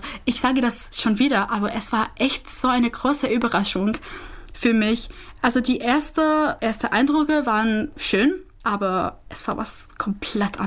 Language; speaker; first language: German; non-native, fluent; Czech